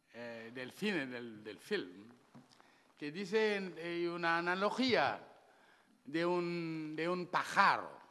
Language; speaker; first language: Spanish; non-native, learner; Wolof